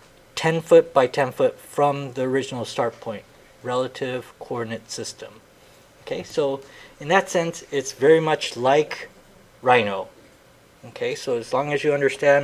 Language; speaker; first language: English; native; English